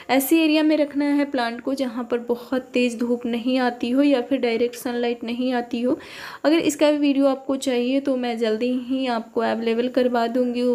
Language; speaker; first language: Hindi; native; Hindi